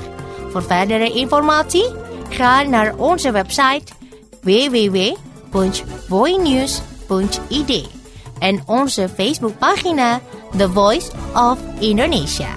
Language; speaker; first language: Dutch; non-native, learner; Indonesian